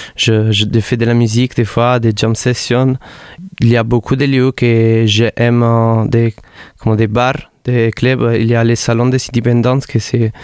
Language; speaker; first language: French; non-native, learner; Italian